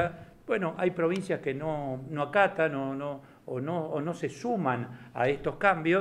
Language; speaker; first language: Spanish; native; Spanish